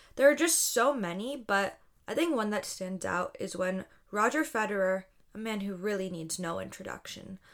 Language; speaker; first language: English; native; English